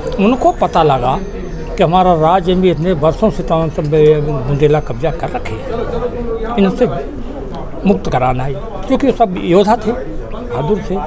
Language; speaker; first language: Hindi; native; Hindi